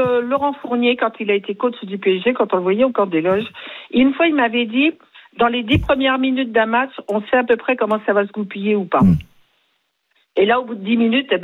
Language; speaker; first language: French; native; French